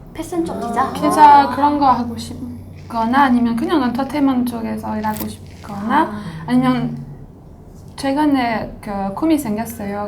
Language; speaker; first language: Korean; non-native, fluent; French